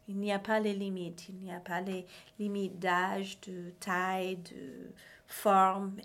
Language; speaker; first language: French; non-native, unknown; English